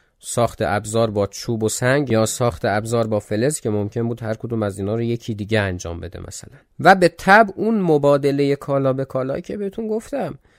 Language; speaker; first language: Persian; non-native, local second language; Azerbaijani